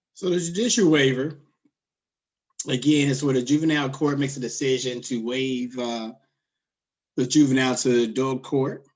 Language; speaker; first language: English; native; English